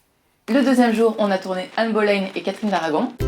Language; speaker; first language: French; native; French